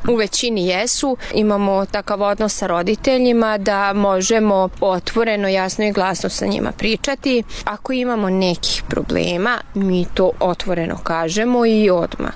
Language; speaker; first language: Serbian; non-native, local second language; Hungarian